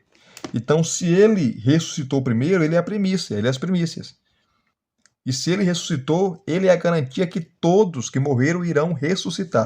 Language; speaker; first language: Portuguese; native; Portuguese